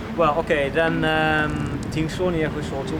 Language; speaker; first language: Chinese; non-native, learner; Dutch